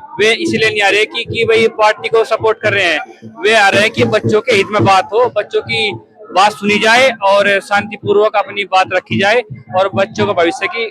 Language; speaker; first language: Hindi; native; Hindi